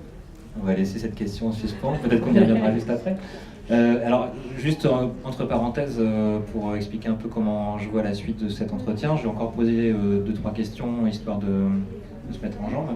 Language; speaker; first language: French; native; French